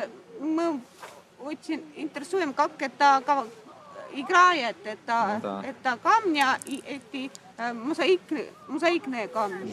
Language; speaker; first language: Russian; non-native, fluent; Latvian